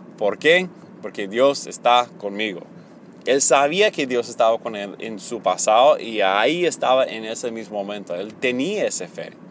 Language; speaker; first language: Spanish; early bilingual, heritage; Spanish